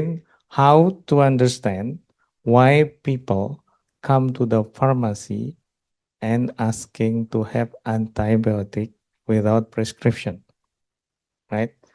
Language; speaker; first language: English; non-native, local second language; Indonesian